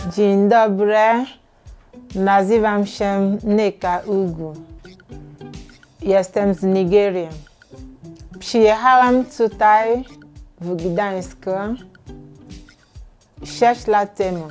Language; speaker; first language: Polish; non-native, learner; Igbo